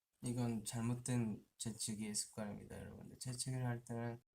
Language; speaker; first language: Korean; native; Korean